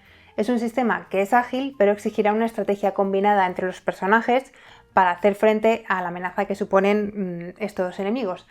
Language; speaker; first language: Spanish; native; Spanish